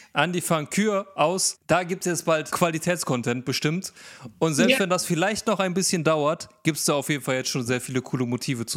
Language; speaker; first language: German; native; German